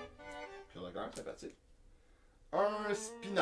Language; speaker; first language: French; native; French